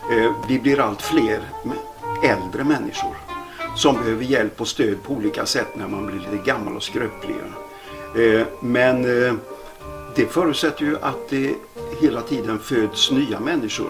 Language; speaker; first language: Swedish; native; Swedish